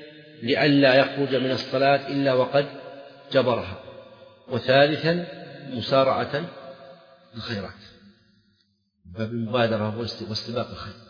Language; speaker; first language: Arabic; native; Arabic